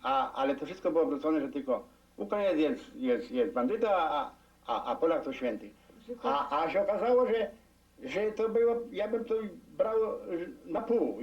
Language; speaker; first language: Polish; non-native, local second language; Rusyn